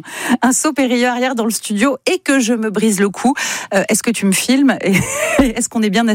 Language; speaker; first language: French; native; French